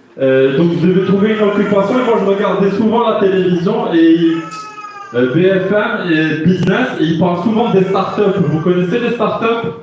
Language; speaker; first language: French; non-native, local second language; Arabic